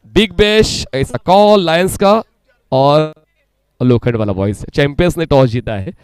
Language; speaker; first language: Hindi; non-native, local second language; Marathi